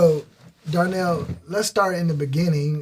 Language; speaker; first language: English; native; English